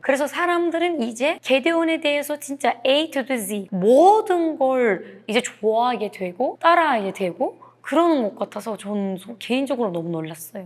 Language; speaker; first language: Korean; non-native, fluent; Turkish